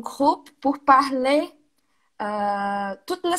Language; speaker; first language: French; non-native, learner; Portuguese